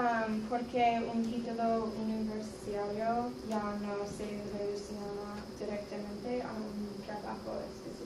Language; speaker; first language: Spanish; non-native, learner; English